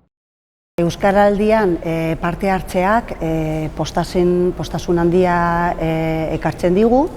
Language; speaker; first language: Basque; non-native, local second language; Spanish